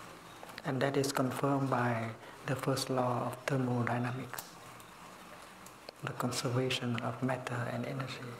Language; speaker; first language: English; non-native, fluent; Vietnamese